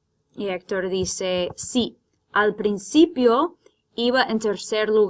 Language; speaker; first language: Spanish; non-native, fluent; English